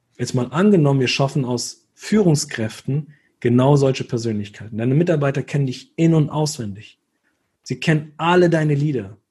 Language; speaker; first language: German; early bilingual, other home language; Italian